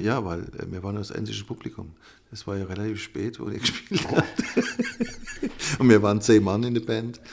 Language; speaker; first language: German; native; German